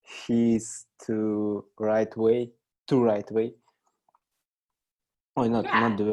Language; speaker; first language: English; non-native, learner; Russian